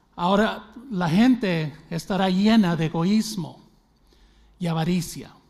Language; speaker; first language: Spanish; early bilingual, heritage; Spanish